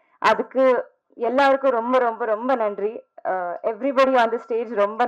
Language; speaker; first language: Tamil; non-native, learner; Telugu